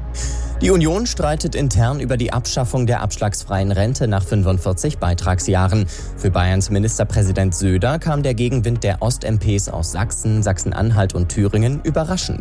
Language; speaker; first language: German; native; German